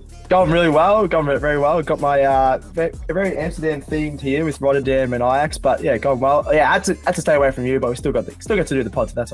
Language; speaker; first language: English; native; English